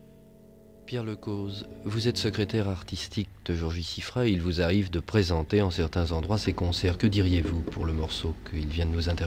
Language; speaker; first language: French; native; French